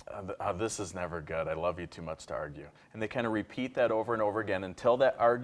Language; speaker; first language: English; native; English